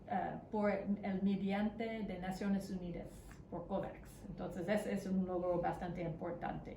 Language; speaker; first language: Spanish; non-native, fluent; English